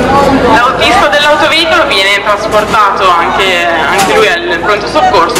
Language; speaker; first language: Italian; native; Italian